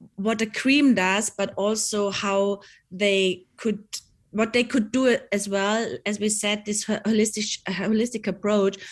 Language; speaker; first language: English; non-native, fluent; German